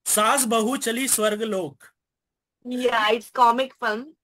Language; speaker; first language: Hindi; native; Hindi